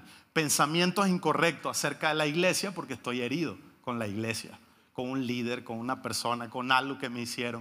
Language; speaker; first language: Spanish; native; Spanish